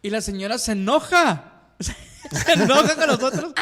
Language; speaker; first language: Spanish; early bilingual, heritage; Spanish